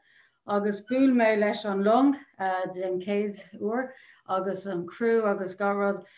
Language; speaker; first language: Irish; non-native, local second language; English